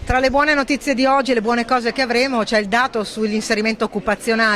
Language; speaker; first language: Italian; native; Italian